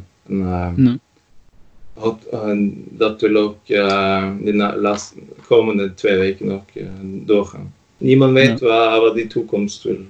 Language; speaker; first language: Dutch; non-native, fluent; Norwegian